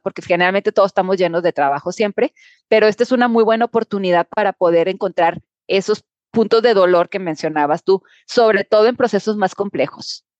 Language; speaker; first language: Spanish; native; Spanish